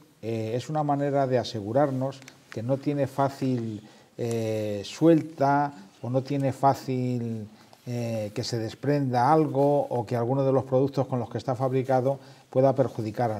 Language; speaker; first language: Spanish; native; Spanish